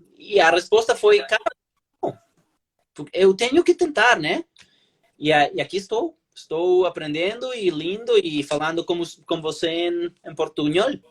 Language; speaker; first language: Portuguese; non-native, learner; Spanish